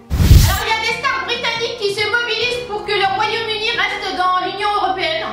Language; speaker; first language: French; native; French